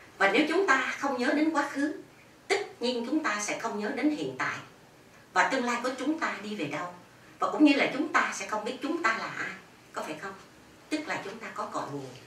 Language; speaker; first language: Vietnamese; native; Vietnamese